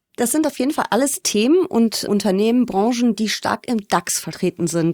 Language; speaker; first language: German; native; German